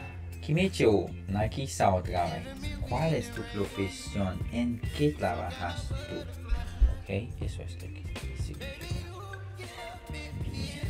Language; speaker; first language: Spanish; non-native, fluent; Haitian Creole